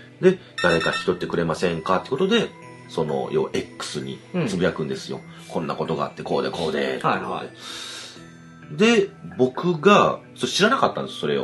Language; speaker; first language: Japanese; native; Japanese